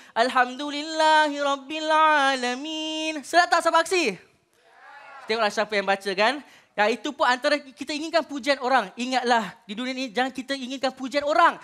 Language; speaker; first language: Malay; native; Malay